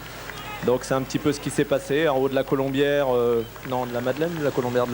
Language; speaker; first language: French; native; French